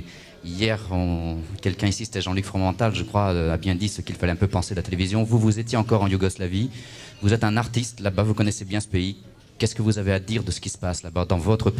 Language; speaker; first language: French; native; French